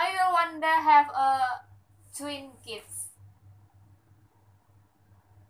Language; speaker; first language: English; non-native, learner; Indonesian